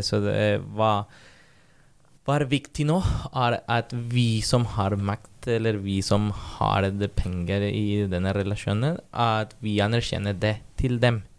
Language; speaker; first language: Norwegian; non-native, fluent; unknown